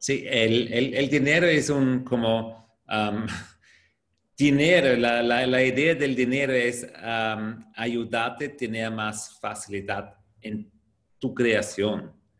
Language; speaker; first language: Spanish; non-native, fluent; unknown